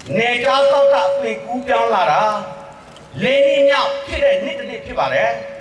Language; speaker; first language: Burmese; non-native, local second language; S'gaw Karen